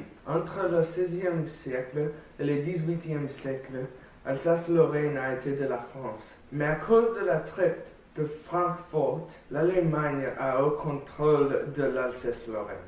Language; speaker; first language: French; non-native, learner; English